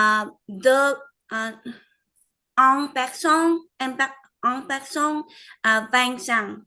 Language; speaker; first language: French; non-native, learner; Vietnamese